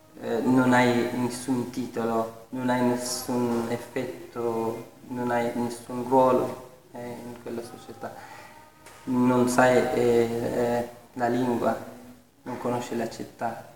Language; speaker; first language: Italian; non-native, fluent; Persian